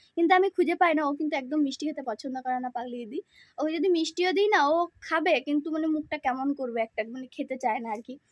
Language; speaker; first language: Bangla; non-native, local second language; Santali